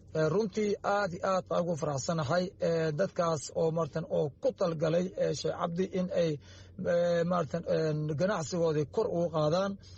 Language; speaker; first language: Somali; non-native, local second language; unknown